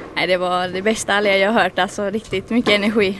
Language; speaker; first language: Swedish; native; Swedish